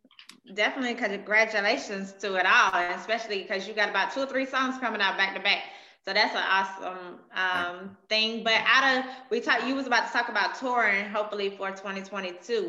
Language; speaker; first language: English; native; English